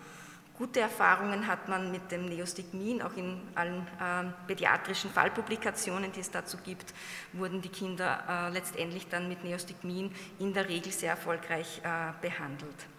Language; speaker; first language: German; native; German